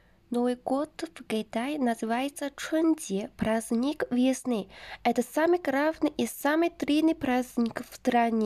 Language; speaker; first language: Russian; non-native, learner; Chinese